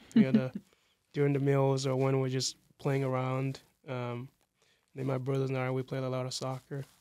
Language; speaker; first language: English; non-native, fluent; Kinyarwanda